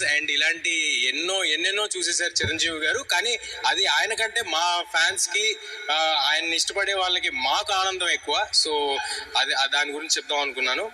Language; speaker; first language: Telugu; native; Telugu